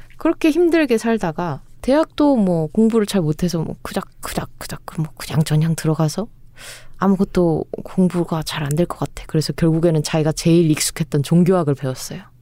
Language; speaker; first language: Korean; native; Korean